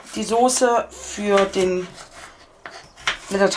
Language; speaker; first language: German; native; German